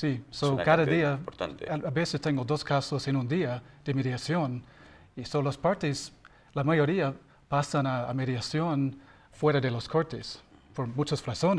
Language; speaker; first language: Spanish; non-native, learner; English